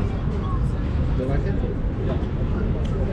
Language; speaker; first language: English; non-native, learner; Arabic